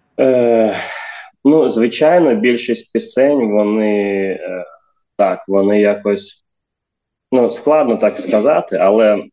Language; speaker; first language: Ukrainian; non-native, local second language; Crimean Tatar